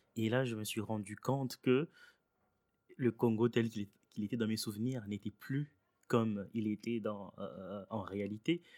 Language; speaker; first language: French; early bilingual, other home language; Swahili